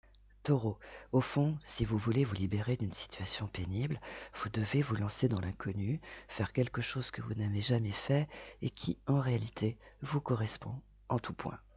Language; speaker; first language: French; native; French